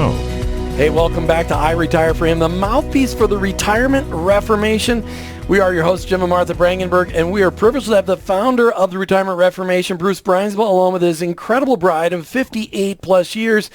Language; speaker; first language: English; native; English